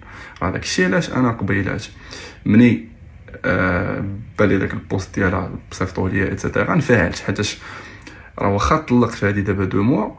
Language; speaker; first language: Arabic; native; Arabic